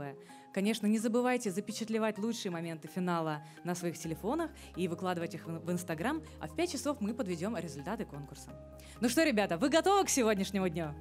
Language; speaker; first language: Russian; native; Russian